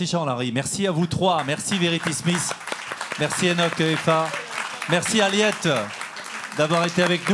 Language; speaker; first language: French; native; French